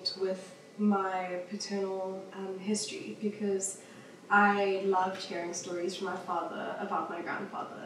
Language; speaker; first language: English; native; English